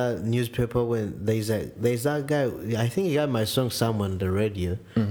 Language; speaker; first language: English; non-native, local second language; Ganda